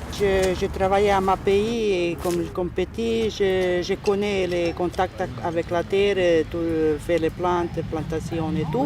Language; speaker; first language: French; non-native, learner; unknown